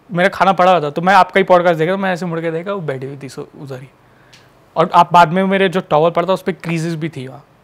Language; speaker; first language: Hindi; native; Hindi